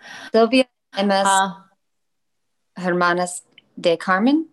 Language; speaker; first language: Spanish; non-native, learner; English